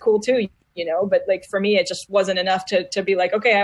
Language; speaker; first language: English; non-native, fluent; Hebrew